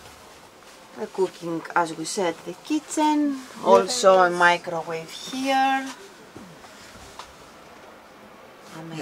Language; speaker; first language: English; non-native, fluent; Greek